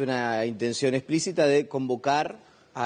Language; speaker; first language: Spanish; native; Spanish